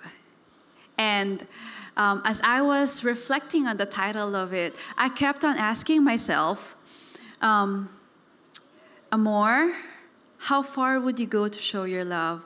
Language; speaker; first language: English; non-native, local second language; Cebuano